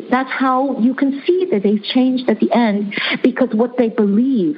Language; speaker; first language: English; early bilingual, other home language; Chinese